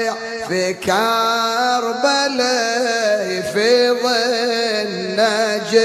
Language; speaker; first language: Arabic; native; Arabic